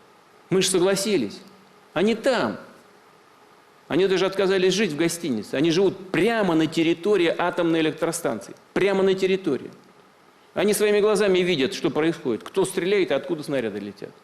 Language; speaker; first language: Russian; native; Russian